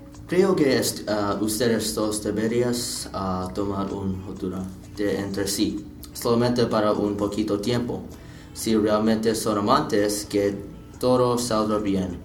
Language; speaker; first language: Spanish; non-native, learner; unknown